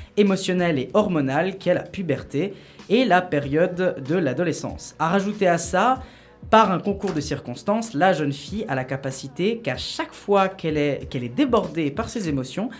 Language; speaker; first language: French; native; French